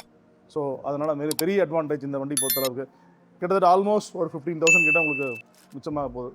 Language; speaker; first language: Tamil; native; Tamil